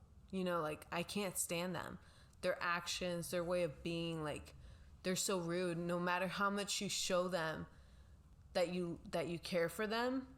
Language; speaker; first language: English; non-native, local second language; Spanish